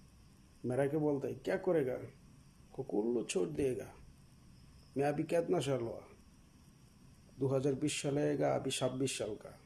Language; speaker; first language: Hindi; non-native, learner; Bangla